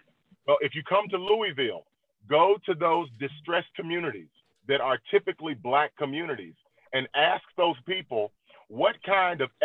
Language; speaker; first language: English; native; English